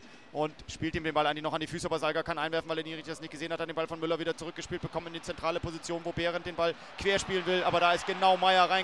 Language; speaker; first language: German; native; German